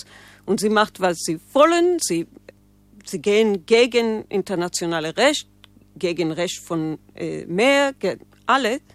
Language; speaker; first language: German; non-native, fluent; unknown